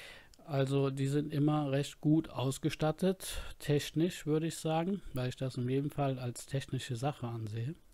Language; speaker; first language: German; native; German